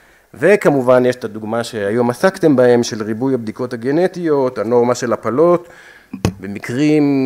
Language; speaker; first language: Hebrew; native; Hebrew